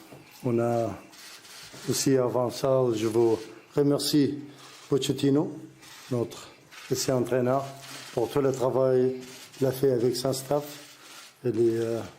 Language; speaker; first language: French; non-native, learner; Arabic